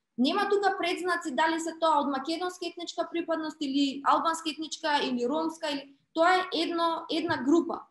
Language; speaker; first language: Macedonian; native; Macedonian